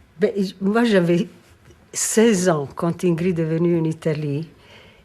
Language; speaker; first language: French; non-native, fluent; Italian